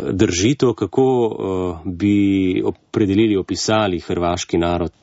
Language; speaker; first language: Slovenian; native; Slovenian